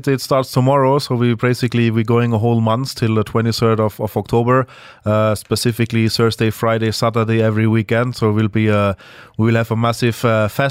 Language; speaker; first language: English; non-native, fluent; German